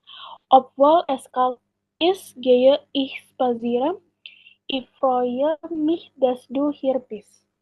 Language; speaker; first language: German; non-native, learner; Indonesian